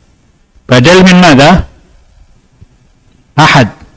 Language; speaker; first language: Arabic; non-native, fluent; Indonesian